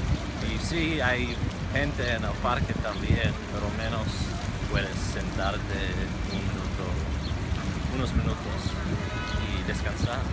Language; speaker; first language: Spanish; non-native, fluent; English